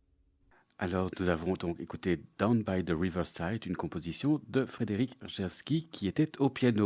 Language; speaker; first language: French; native; French